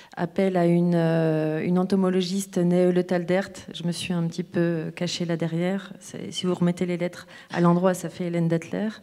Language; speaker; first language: French; native; French